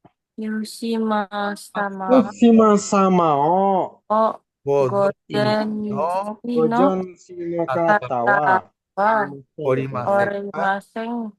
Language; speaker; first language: Japanese; non-native, learner; Indonesian